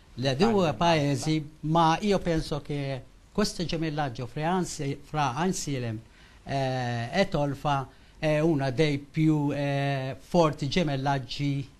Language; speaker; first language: Italian; non-native, learner; Maltese